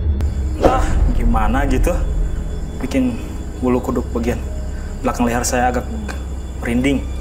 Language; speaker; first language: Indonesian; native; Indonesian